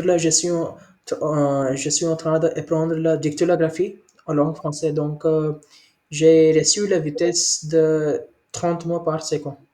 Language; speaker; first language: French; non-native, learner; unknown